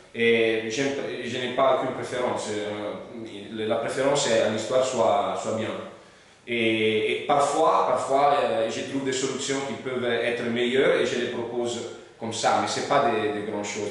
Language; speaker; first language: French; non-native, learner; Italian